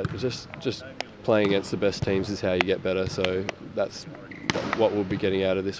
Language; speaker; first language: English; native; English